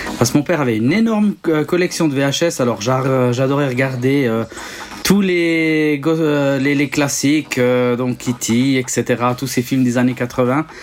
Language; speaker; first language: French; non-native, local second language; Italian